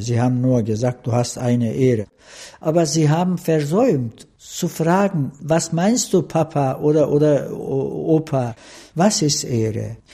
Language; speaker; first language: German; non-native, fluent; Turkish